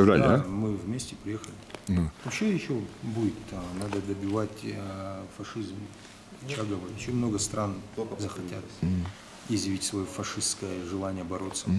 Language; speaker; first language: Russian; native; Russian